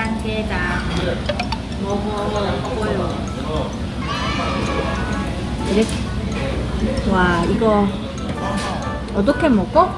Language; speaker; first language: Korean; non-native, learner; Vietnamese